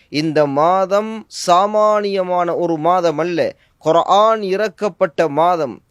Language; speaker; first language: Tamil; native; Tamil